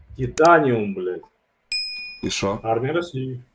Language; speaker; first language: Russian; native; Russian